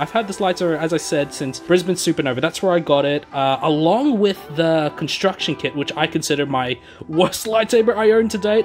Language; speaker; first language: English; native; English